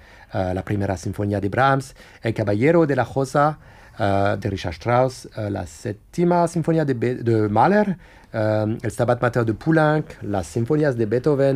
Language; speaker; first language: Spanish; non-native, fluent; French